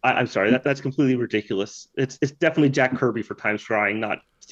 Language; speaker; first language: English; native; English